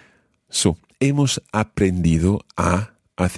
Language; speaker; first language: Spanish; non-native, fluent; English